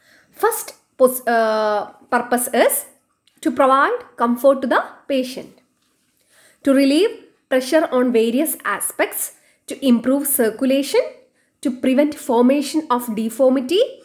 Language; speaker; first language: English; non-native, local second language; Malayalam